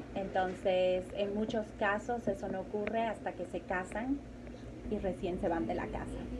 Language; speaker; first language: Spanish; native; Spanish